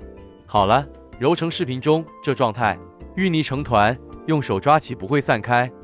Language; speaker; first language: Chinese; native; Chinese